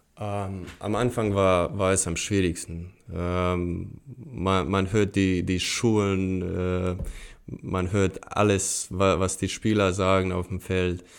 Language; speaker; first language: German; non-native, fluent; Bosnian